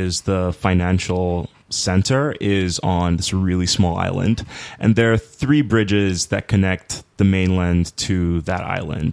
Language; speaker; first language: English; native; English